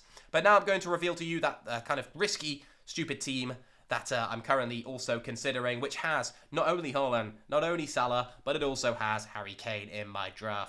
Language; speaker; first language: English; native; English